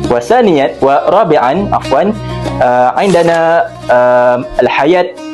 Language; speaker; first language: Arabic; non-native, learner; Malay